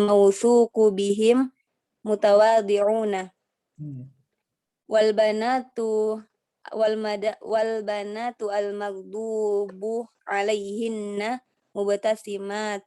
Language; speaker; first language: Arabic; non-native, learner; Indonesian